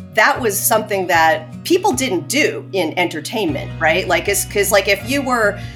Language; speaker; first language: English; early bilingual, other home language; Chinese